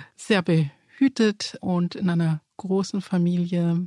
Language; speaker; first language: German; early bilingual, other home language; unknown